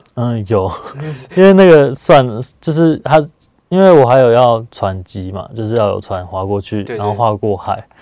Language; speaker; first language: Chinese; native; Chinese